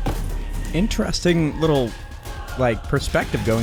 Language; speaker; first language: English; native; English